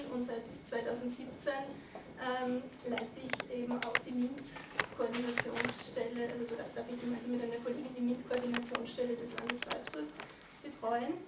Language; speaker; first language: German; native; German